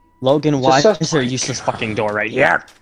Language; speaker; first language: English; native; English